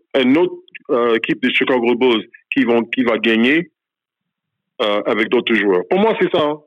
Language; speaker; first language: French; non-native, fluent; English